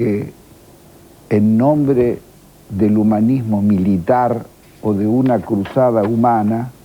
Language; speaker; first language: Spanish; native; Spanish